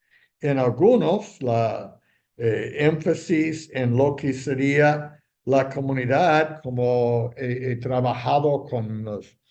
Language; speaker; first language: Spanish; non-native, fluent; English